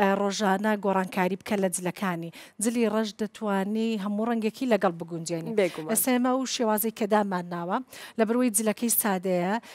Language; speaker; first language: Central Kurdish; non-native, local second language; Kurdish